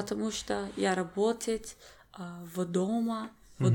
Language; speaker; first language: Russian; non-native, learner; English